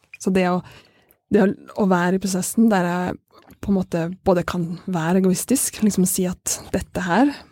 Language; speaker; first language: Norwegian; native; Norwegian